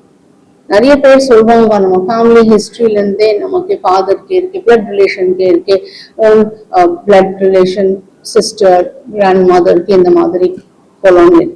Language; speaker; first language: Tamil; non-native, local second language; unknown